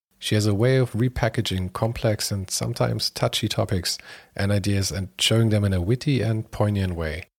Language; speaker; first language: English; non-native, fluent; German